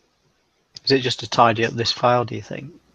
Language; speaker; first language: English; native; English